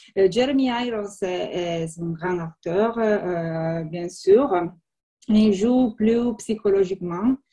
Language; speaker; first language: French; non-native, learner; Italian